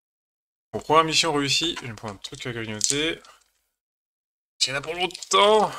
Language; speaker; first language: French; native; French